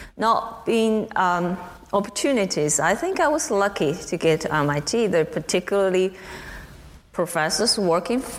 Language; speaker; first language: English; non-native, fluent; Chinese